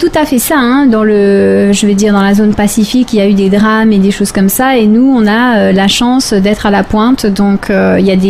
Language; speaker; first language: French; native; French